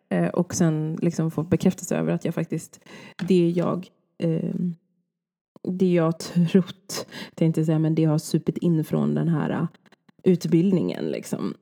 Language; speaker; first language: Swedish; native; Swedish